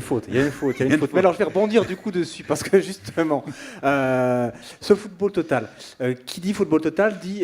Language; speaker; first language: French; native; French